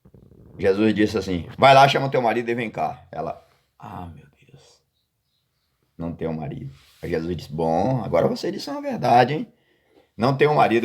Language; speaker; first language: Portuguese; native; Portuguese